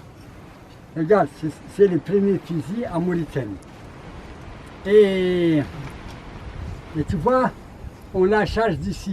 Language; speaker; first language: French; non-native, learner; Arabic